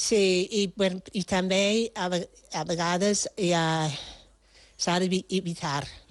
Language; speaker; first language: Catalan; non-native, fluent; French